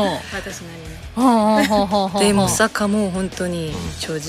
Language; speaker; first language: Japanese; non-native, learner; Korean